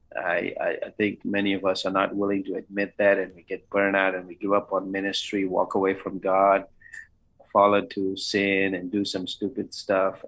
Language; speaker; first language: English; non-native, local second language; Kannada